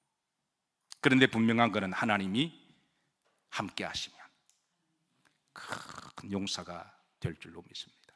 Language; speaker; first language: Korean; native; Korean